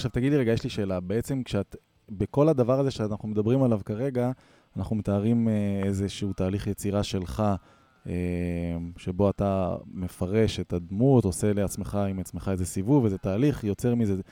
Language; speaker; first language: Hebrew; native; Hebrew